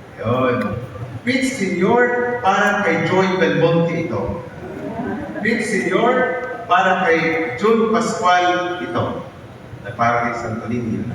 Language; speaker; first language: Filipino; non-native, local second language; Cebuano